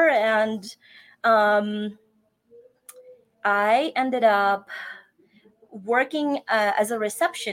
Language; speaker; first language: English; non-native, local second language; Bikol